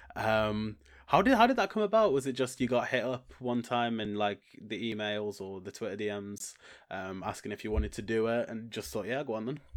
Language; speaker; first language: English; native; English